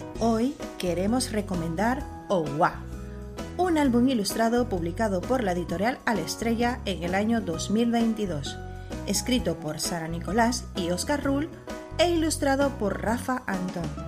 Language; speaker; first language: Spanish; native; Spanish